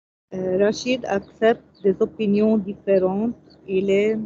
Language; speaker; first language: French; non-native, learner; Arabic